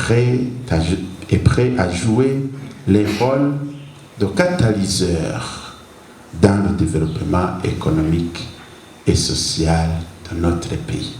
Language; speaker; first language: French; non-native, local second language; Rundi